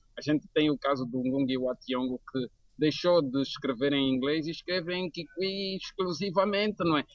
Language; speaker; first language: Portuguese; native; Portuguese